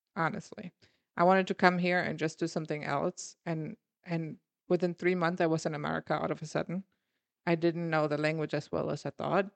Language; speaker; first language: English; non-native, fluent; German